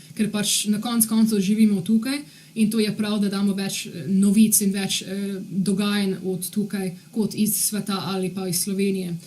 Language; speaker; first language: Slovenian; early bilingual, heritage; Slovenian